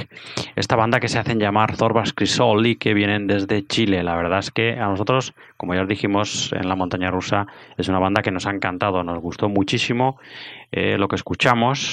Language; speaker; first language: Spanish; native; Spanish